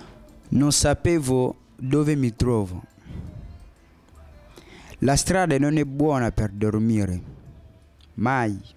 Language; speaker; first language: Italian; non-native, learner; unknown